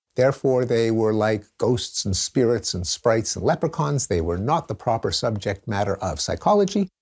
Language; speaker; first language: English; native; English